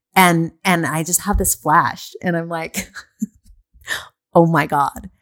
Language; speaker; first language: English; native; English